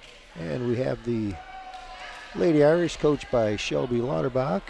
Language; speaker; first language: English; native; English